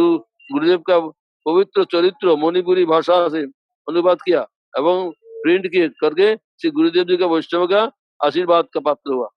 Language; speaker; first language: Hindi; non-native, local second language; Bangla